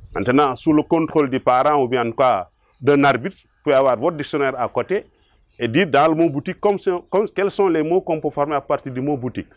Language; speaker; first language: French; non-native, local second language; Wolof